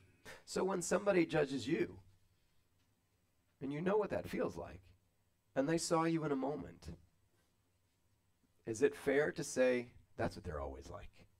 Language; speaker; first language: English; native; English